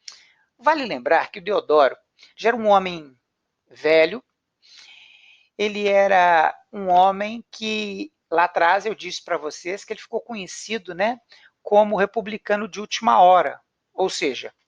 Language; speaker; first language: Portuguese; native; Portuguese